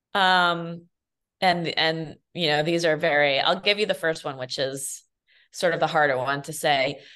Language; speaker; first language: English; early bilingual, other home language; Spanish